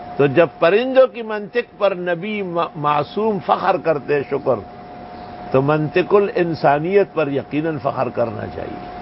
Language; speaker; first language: Urdu; non-native, local second language; Pashto